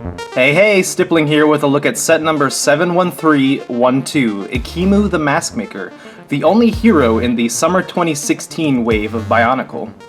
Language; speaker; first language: English; native; English